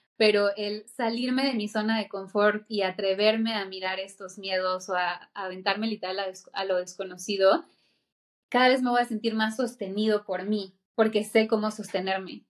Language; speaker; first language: Spanish; native; Spanish